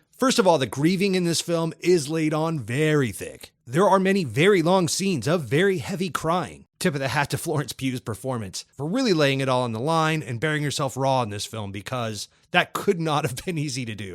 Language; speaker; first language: English; native; English